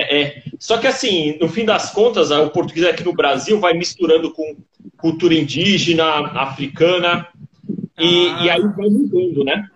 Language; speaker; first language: Portuguese; native; Portuguese